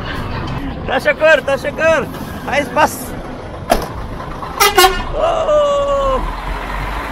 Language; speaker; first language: Turkish; non-native, learner; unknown